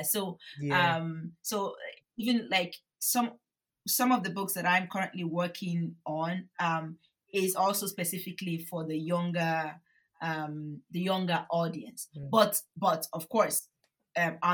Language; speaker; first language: English; non-native, local second language; Bini